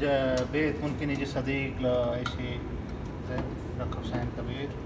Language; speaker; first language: Arabic; non-native, learner; Urdu